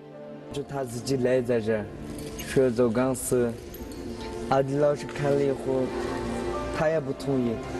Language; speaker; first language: Chinese; non-native, local second language; Uyghur